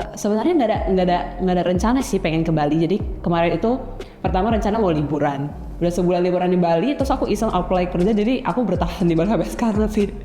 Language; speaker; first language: Indonesian; native; Indonesian